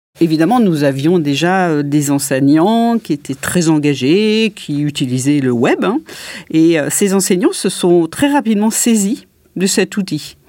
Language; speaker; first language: French; native; French